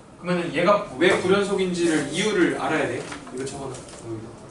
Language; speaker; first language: Korean; native; Korean